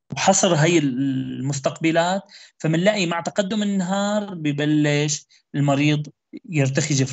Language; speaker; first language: Arabic; native; Arabic